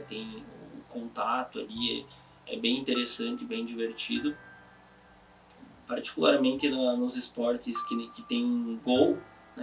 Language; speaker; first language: Portuguese; native; Portuguese